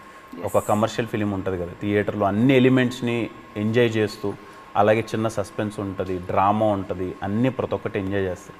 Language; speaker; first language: Telugu; native; Telugu